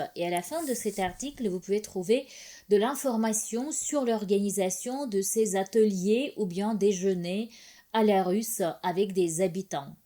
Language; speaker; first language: French; non-native, fluent; Russian